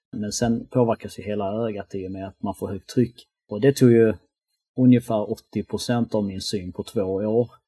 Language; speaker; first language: Swedish; early bilingual, other home language; Albanian